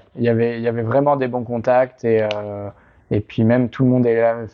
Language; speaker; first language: French; native; French